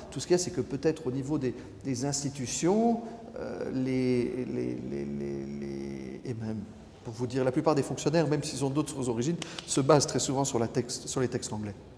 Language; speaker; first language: French; non-native, local second language; Luxembourgish